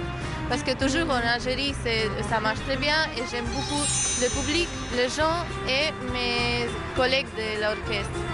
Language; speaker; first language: French; non-native, learner; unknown